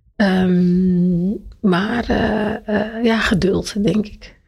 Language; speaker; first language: Dutch; native; Dutch